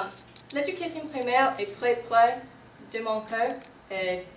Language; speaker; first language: French; non-native, learner; English